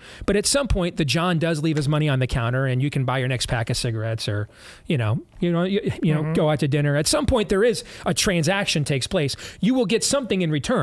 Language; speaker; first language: English; native; English